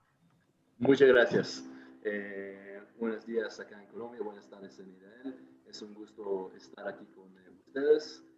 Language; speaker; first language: Spanish; non-native, fluent; Hebrew